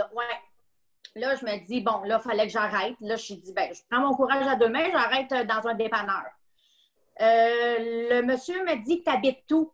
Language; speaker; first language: French; native; French